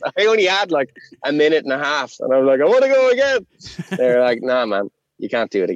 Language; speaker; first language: English; non-native, local second language; Irish